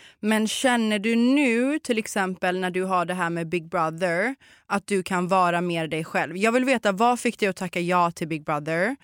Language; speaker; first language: Swedish; early bilingual, other home language; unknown